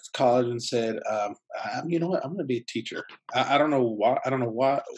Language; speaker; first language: English; early bilingual, other home language; Spanish